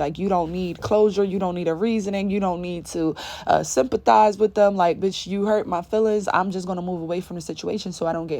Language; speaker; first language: English; native; English